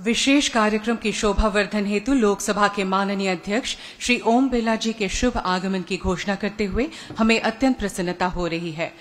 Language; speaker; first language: Hindi; non-native, local second language; Assamese